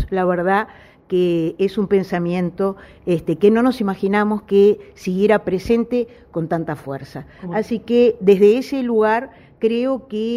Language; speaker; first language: Spanish; native; Spanish